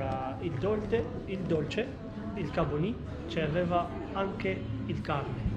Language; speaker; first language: Italian; non-native, fluent; Albanian